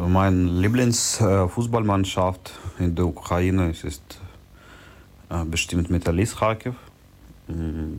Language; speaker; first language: German; non-native, learner; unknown